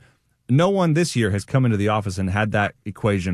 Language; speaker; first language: English; native; English